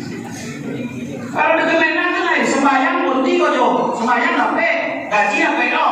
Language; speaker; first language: Indonesian; non-native, local second language; Minangkabau